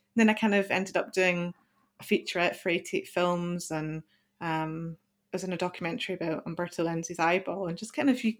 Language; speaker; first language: English; native; English